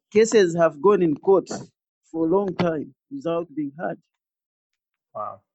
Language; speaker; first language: English; non-native, local second language; Ganda